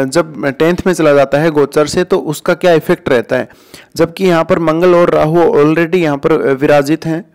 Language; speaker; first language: Hindi; native; Hindi